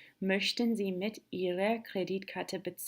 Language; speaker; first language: German; non-native, fluent; English